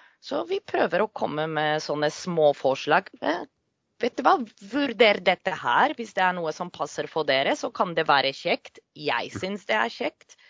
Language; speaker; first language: Norwegian; non-native, fluent; Polish